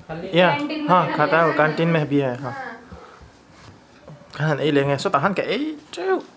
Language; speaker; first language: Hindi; non-native, local second language; Mizo